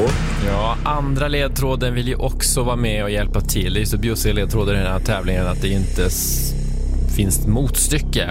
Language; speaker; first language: Swedish; native; Swedish